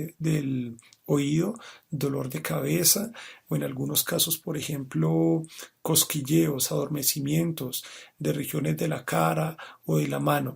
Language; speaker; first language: Spanish; native; Spanish